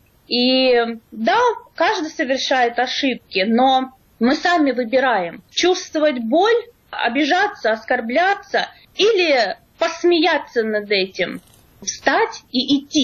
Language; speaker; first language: Russian; native; Russian